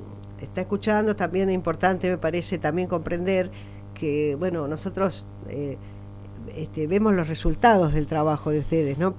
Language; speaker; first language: Spanish; native; Spanish